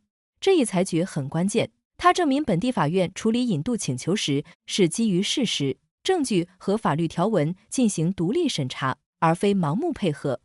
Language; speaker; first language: Chinese; native; Chinese